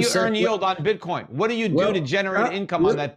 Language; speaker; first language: English; native; English